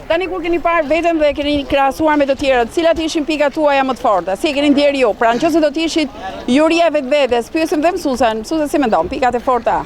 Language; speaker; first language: Albanian; native; Albanian